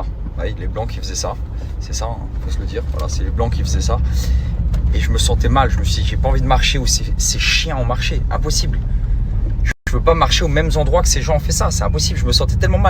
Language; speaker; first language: French; native; French